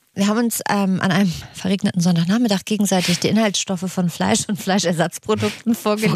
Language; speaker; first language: German; native; German